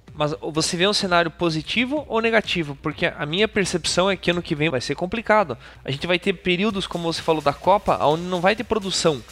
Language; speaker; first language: Portuguese; native; Portuguese